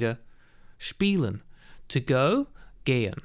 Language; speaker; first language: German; non-native, fluent; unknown